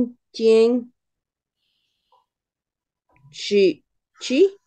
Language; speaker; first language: Chinese; non-native, learner; Spanish